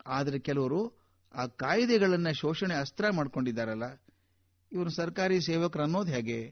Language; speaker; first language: Kannada; native; Kannada